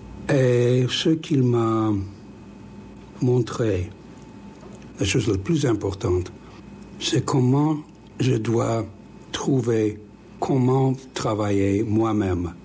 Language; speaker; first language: French; non-native, fluent; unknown